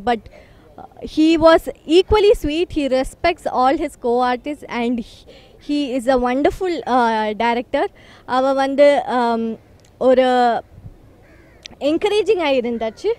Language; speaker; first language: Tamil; non-native, learner; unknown